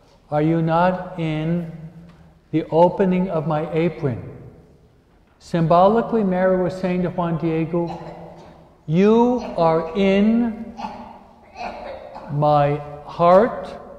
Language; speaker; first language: English; native; English